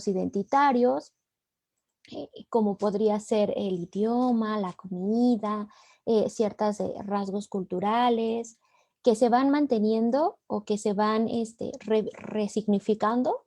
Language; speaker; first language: Spanish; native; Spanish